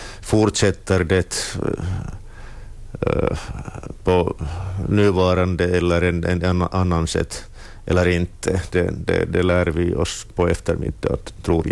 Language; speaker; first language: Swedish; non-native, local second language; Finnish